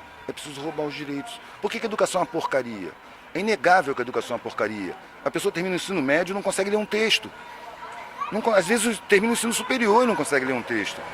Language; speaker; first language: Portuguese; native; Portuguese